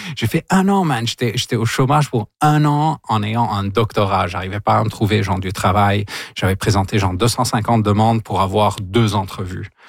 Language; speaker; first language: French; non-native, local second language; Arabic